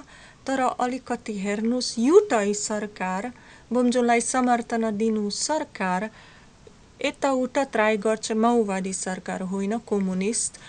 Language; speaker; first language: Nepali; non-native, learner; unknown